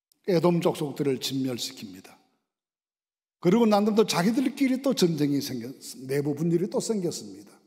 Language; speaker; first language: Korean; native; Korean